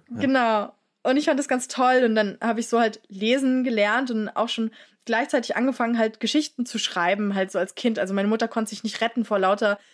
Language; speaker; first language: German; native; German